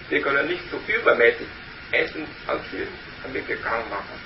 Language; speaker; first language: German; non-native, learner; Vietnamese